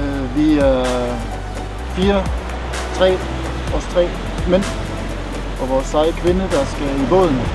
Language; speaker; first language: Danish; native; Danish